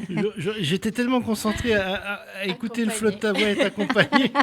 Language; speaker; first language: French; native; French